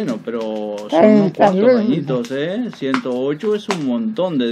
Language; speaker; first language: Spanish; native; Spanish